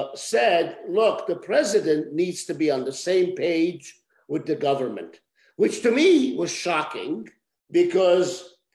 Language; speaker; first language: English; native; English